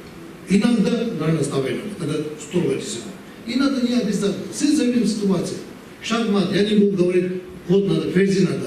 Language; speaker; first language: Russian; non-native, learner; Tibetan